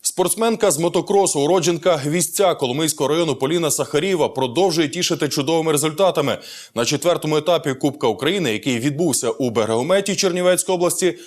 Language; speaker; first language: Ukrainian; native; Ukrainian